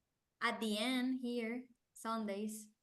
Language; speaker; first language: English; non-native, fluent; Spanish